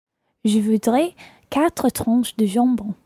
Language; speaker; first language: French; non-native, learner; English